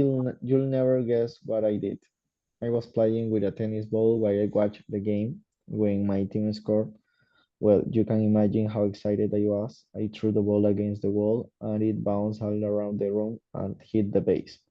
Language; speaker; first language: English; non-native, learner; Spanish